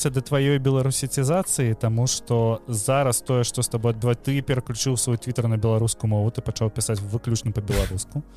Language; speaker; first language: Belarusian; non-native, local second language; Russian